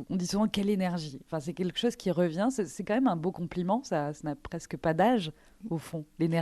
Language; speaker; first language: French; native; French